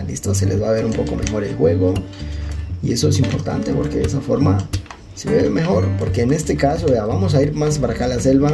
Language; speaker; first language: Spanish; native; Spanish